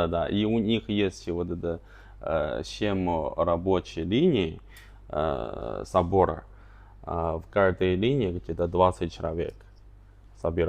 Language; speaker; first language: Russian; non-native, learner; Chinese